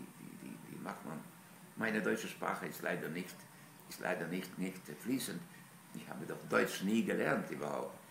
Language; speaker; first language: German; non-native, fluent; Polish